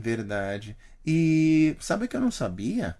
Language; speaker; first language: Portuguese; native; Portuguese